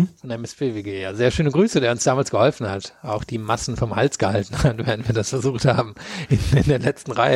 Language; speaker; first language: German; native; German